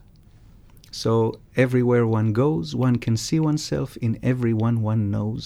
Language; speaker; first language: English; non-native, fluent; Hebrew